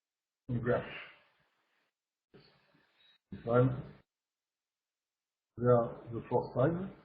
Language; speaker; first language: English; non-native, learner; French